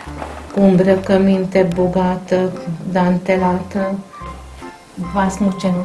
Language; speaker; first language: Romanian; non-native, local second language; Hungarian